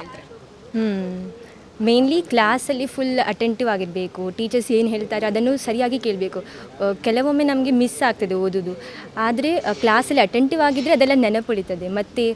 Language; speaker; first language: Kannada; non-native, local second language; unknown